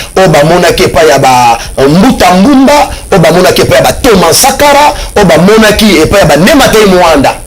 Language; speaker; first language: Lingala; non-native, local second language; Kongo